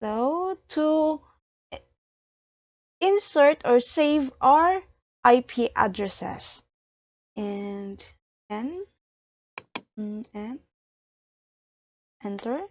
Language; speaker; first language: English; non-native, learner; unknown